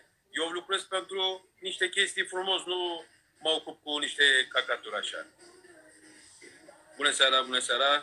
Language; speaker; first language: Romanian; non-native, fluent; Turkish